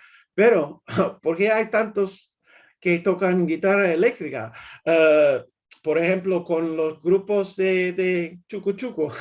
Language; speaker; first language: Spanish; early bilingual, heritage; English